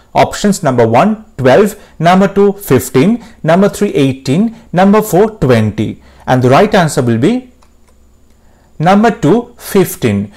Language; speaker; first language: English; non-native, local second language; Bangla